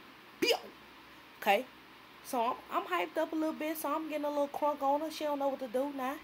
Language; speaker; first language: English; native; English